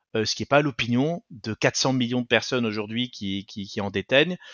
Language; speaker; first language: French; early bilingual, other home language; Spanish